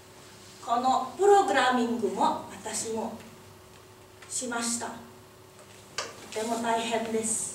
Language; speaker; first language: Japanese; non-native, learner; Indonesian